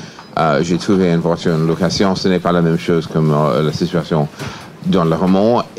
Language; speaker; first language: French; non-native, fluent; English